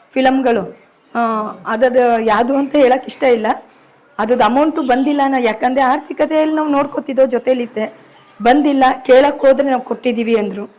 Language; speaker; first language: Kannada; native; Kannada